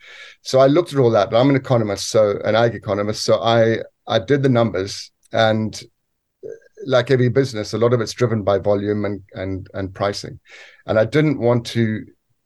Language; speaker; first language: English; native; English